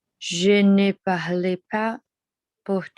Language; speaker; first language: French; non-native, learner; Portuguese